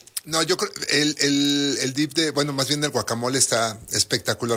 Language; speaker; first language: Spanish; native; Spanish